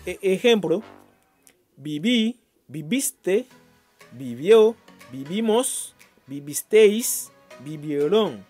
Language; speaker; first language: Spanish; non-native, fluent; Haitian Creole